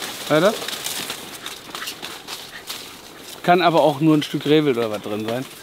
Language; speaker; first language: German; native; German